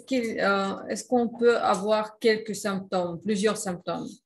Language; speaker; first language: French; non-native, fluent; Russian